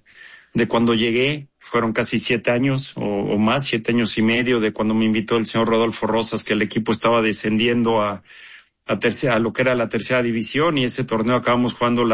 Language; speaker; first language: Spanish; native; Spanish